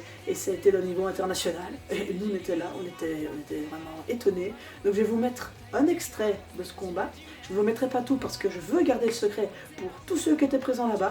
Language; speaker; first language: French; native; French